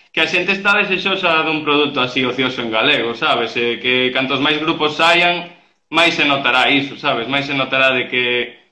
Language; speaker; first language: Galician; non-native, local second language; Spanish